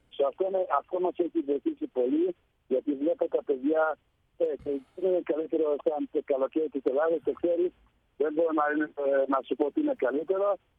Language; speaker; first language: Greek; early bilingual, heritage; Greek